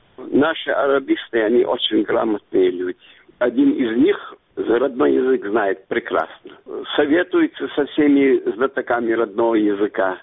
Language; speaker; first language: Russian; non-native, local second language; Ingush